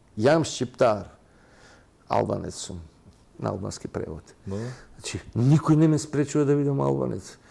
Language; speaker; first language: Macedonian; non-native, local second language; Albanian